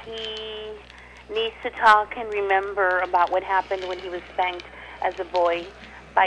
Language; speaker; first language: English; non-native, fluent; Spanish